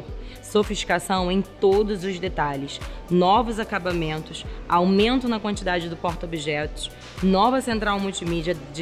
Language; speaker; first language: Portuguese; native; Portuguese